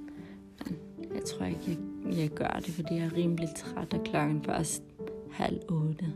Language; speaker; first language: Danish; non-native, local second language; Kalaallisut